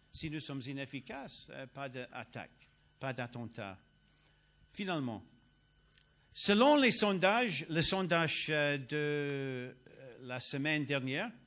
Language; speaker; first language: French; non-native, learner; English